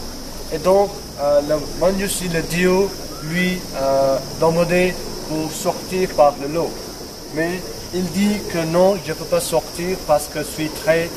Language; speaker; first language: French; non-native, learner; Nepali